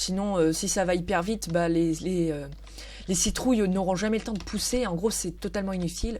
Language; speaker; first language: French; native; French